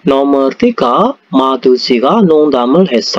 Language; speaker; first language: Korean; non-native, learner; Indonesian